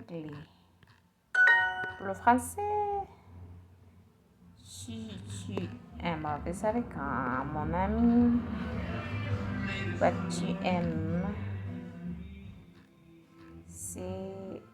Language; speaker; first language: French; non-native, learner; Spanish